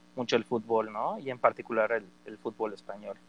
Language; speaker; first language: Spanish; native; Spanish